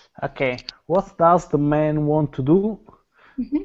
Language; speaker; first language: English; non-native, learner; Italian